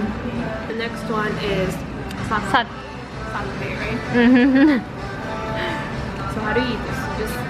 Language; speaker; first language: English; non-native, fluent; Mongolian